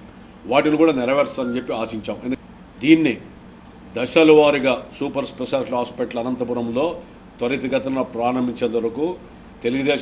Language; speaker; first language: Telugu; native; Telugu